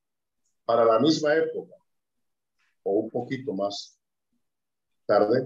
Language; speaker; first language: Spanish; native; Spanish